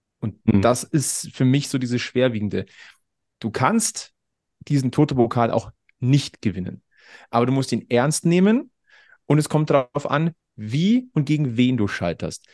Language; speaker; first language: German; native; German